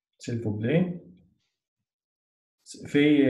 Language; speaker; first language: French; non-native, learner; Arabic